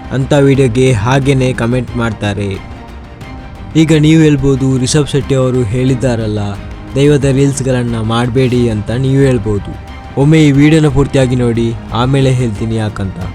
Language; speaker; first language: Kannada; non-native, local second language; Tulu